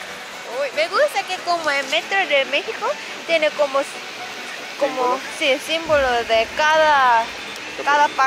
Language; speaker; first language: Spanish; non-native, learner; Korean